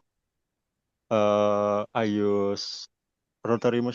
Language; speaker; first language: English; non-native, learner; Indonesian